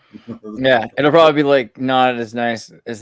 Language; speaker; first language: English; native; English